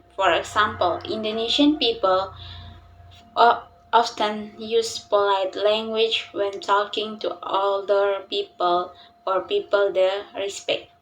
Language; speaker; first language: English; non-native, learner; Indonesian